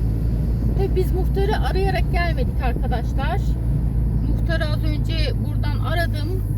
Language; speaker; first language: Turkish; native; Turkish